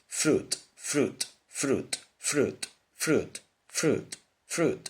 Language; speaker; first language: English; non-native, fluent; Spanish